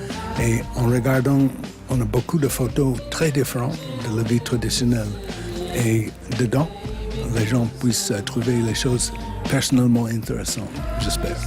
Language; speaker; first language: French; non-native, fluent; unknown